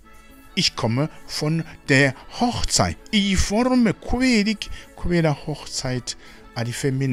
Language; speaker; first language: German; non-native, fluent; Rundi